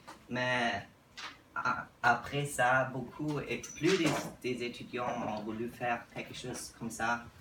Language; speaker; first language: French; non-native, learner; English